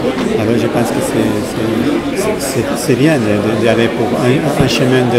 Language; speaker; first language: French; non-native, fluent; Spanish